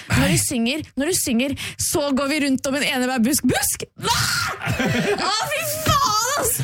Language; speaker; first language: Norwegian; native; Norwegian